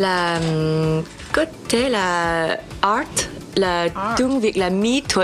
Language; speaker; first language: Vietnamese; early bilingual, heritage; French